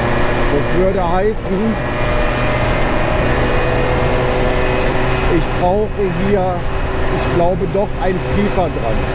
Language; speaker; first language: German; native; German